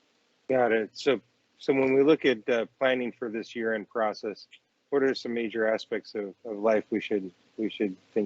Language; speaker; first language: English; native; English